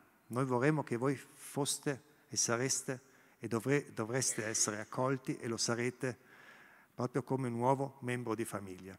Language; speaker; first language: Italian; non-native, local second language; German